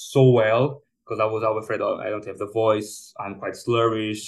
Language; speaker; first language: English; non-native, fluent; Portuguese